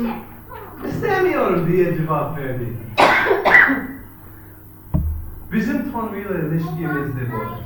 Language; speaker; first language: Turkish; non-native, fluent; English